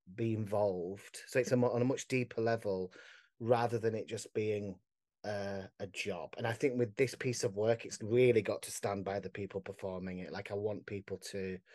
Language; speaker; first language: English; native; English